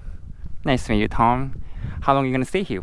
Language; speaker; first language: English; non-native, fluent; Japanese